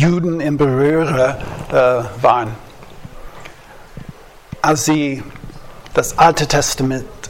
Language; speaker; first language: German; non-native, fluent; English